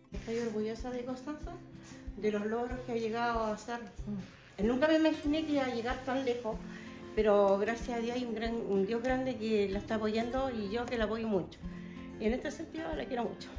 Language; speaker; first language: Spanish; native; Spanish